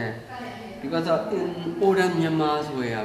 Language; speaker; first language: English; non-native, learner; Burmese